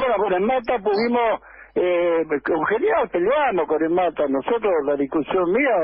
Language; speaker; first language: Spanish; native; Spanish